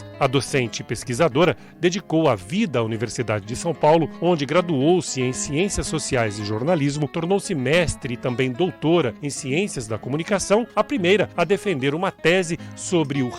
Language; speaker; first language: Portuguese; native; Portuguese